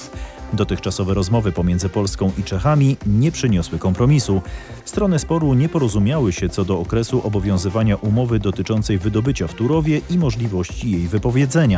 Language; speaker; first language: Polish; native; Polish